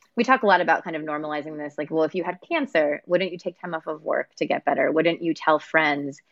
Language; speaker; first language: English; native; English